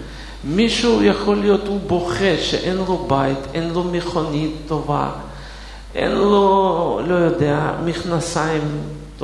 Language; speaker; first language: Hebrew; non-native, fluent; Russian